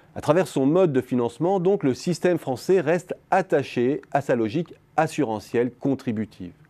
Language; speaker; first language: French; native; French